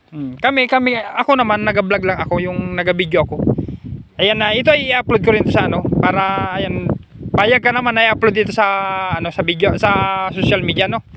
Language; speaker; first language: Filipino; native; Filipino